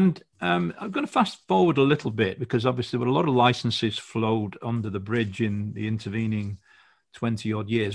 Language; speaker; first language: English; native; English